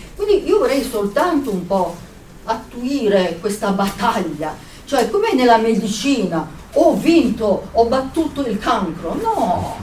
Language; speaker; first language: Italian; native; Italian